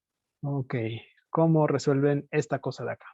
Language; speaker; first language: Spanish; native; Spanish